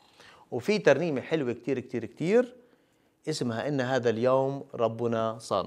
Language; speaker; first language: Arabic; native; Arabic